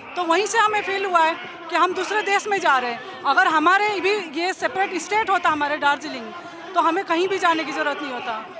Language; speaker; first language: Hindi; non-native, local second language; Nepali